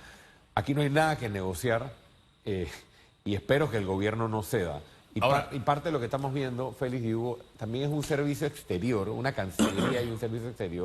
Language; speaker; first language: Spanish; native; Spanish